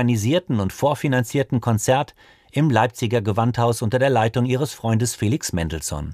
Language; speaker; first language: German; native; German